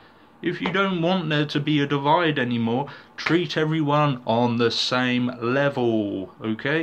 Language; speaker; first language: English; native; English